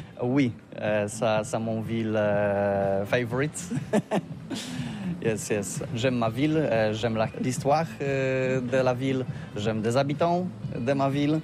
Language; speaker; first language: French; non-native, learner; Polish